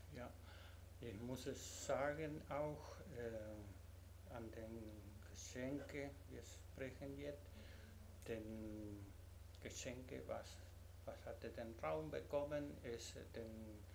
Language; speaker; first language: German; non-native, learner; Spanish